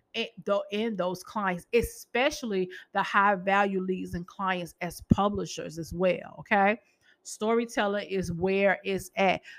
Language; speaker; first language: English; native; English